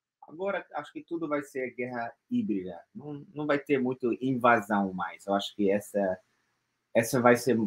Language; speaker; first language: Portuguese; non-native, fluent; English